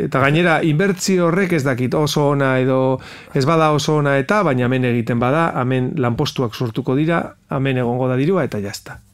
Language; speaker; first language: Basque; non-native, local second language; Spanish